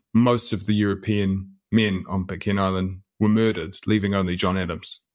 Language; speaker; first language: English; native; English